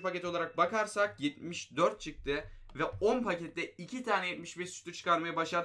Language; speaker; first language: Turkish; native; Turkish